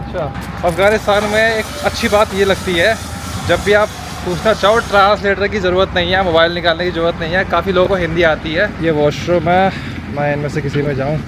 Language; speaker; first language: Hindi; native; Hindi